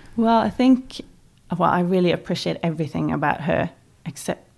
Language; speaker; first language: English; non-native, fluent; Norwegian